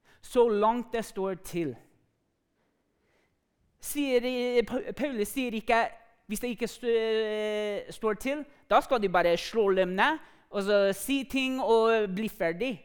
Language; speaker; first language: Norwegian; non-native, fluent; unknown